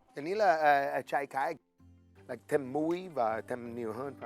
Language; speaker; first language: Vietnamese; non-native, learner; English